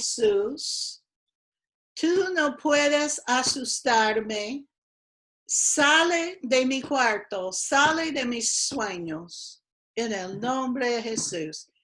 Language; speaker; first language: Spanish; non-native, fluent; English